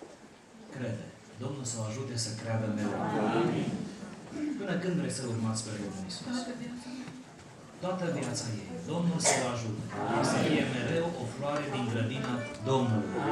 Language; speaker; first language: Romanian; native; Romanian